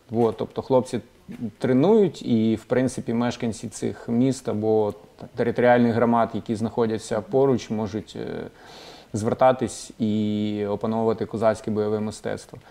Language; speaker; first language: Ukrainian; non-native, local second language; Russian